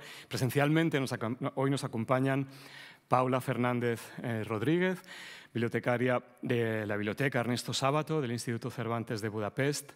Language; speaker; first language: Spanish; native; Spanish